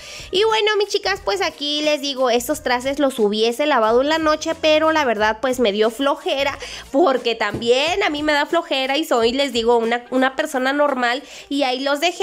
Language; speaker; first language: Spanish; native; Spanish